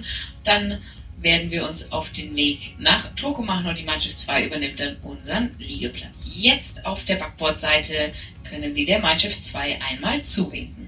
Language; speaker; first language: German; native; German